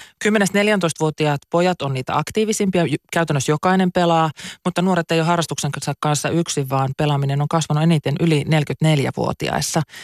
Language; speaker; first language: Finnish; native; Finnish